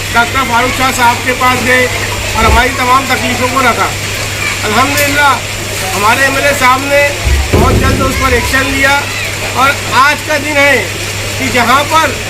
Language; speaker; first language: Hindi; native; Hindi